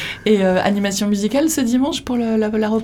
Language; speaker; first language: French; native; French